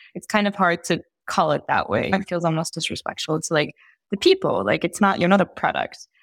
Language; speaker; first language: English; early bilingual, heritage; Italian